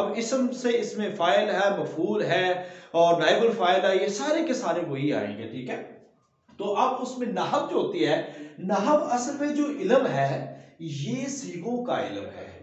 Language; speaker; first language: Urdu; non-native, local second language; Punjabi